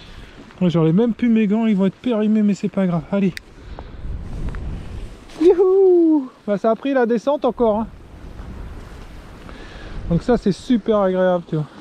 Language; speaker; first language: French; native; French